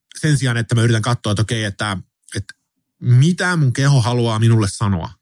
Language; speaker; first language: Finnish; early bilingual, heritage; Finnish